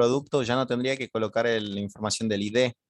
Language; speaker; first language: Spanish; native; Spanish